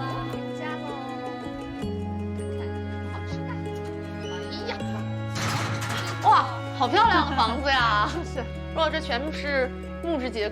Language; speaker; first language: Chinese; native; Chinese